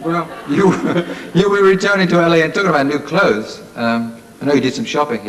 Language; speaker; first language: English; native; English